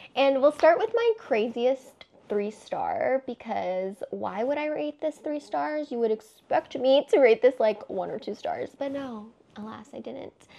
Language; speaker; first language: English; native; English